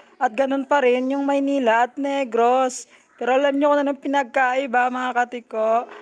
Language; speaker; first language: Filipino; non-native, local second language; Hiligaynon